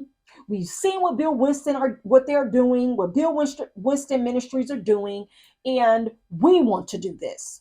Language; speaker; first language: English; native; English